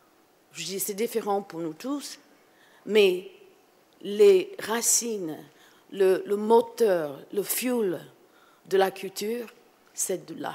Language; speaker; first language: French; non-native, fluent; English